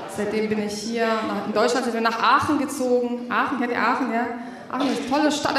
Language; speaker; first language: German; non-native, fluent; Russian